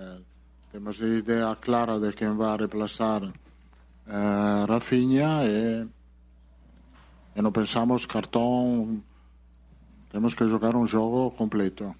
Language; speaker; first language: Portuguese; non-native, fluent; Italian